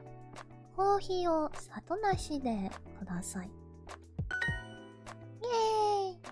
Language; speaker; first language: Japanese; non-native, learner; English